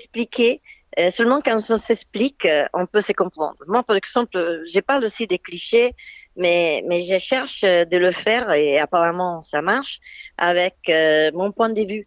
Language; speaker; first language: French; non-native, fluent; Italian